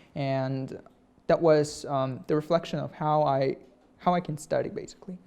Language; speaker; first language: English; non-native, fluent; Russian